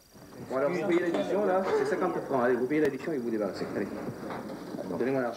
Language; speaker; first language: French; native; French